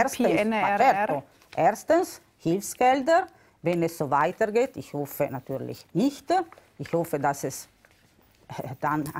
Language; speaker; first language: German; non-native, local second language; Italian